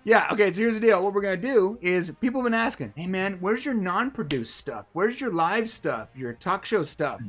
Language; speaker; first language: English; native; English